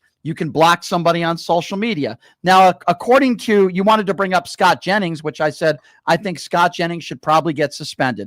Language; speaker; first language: English; native; English